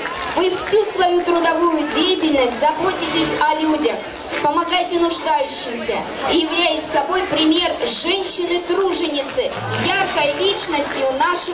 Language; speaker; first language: Russian; native; Russian